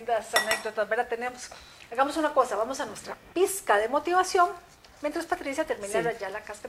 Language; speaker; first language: Spanish; native; Spanish